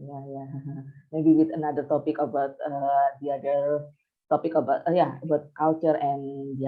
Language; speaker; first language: English; non-native, fluent; Indonesian